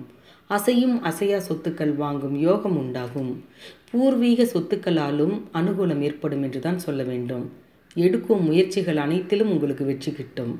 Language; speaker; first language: Tamil; native; Tamil